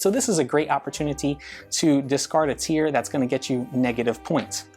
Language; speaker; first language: English; native; English